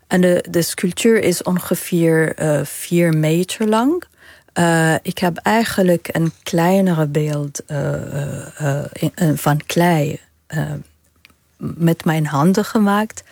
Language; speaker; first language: Dutch; non-native, fluent; Arabic